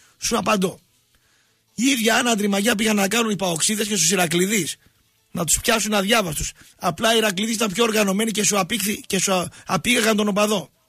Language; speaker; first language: Greek; native; Greek